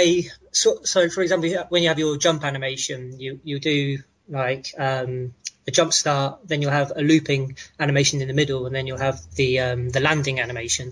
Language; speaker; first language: English; native; English